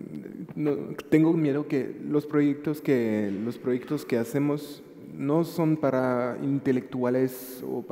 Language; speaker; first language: Spanish; non-native, fluent; French